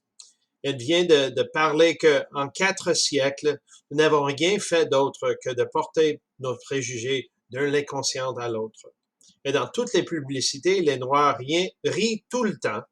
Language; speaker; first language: French; non-native, fluent; English